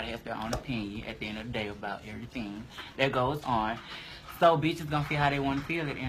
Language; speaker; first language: English; native; English